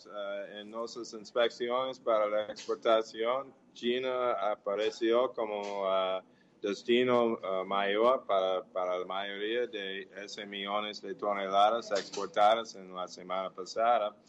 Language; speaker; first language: Portuguese; non-native, fluent; English